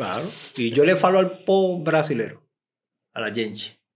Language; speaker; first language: Portuguese; non-native, learner; Spanish